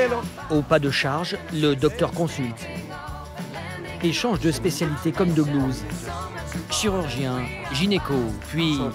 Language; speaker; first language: French; native; French